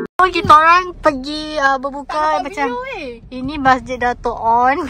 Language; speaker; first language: Malay; native; Malay